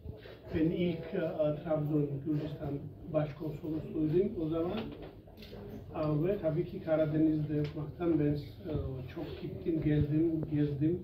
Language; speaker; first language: Turkish; non-native, learner; Georgian